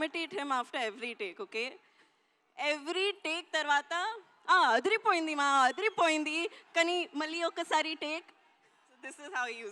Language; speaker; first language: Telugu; non-native, learner; Hindi